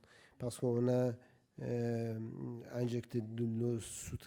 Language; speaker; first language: French; non-native, learner; Persian